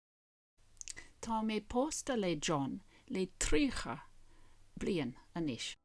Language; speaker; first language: Irish; non-native, learner; English